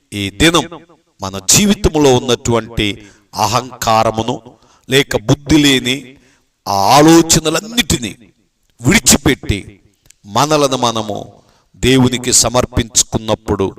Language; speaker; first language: Telugu; native; Telugu